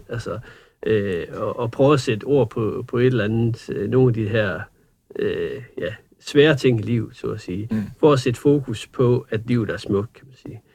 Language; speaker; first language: Danish; native; Danish